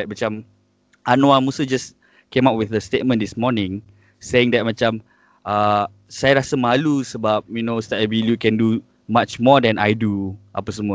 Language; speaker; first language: English; non-native, local second language; Malay